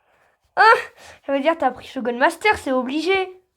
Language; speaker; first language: French; native; French